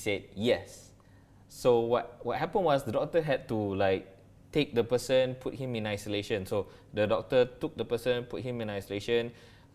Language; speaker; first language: English; non-native, local second language; Malay